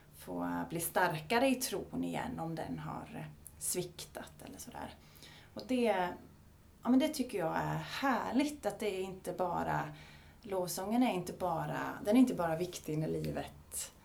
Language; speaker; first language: Swedish; native; Swedish